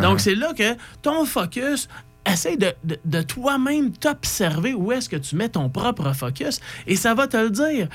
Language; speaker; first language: French; native; French